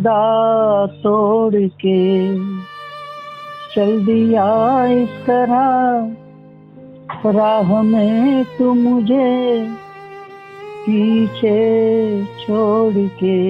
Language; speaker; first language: Hindi; native; Hindi